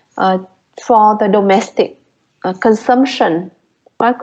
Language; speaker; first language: English; non-native, fluent; Vietnamese